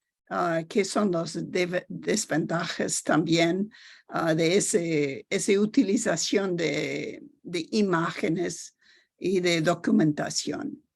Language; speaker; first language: Spanish; non-native, learner; English